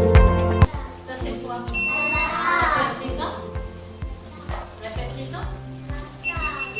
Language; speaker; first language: French; non-native, local second language; Arabic